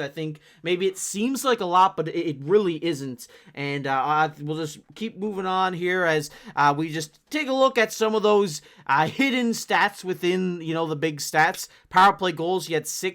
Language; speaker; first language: English; native; English